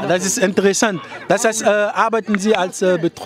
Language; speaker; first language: German; non-native, learner; French